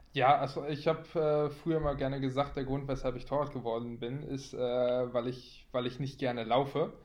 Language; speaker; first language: German; native; German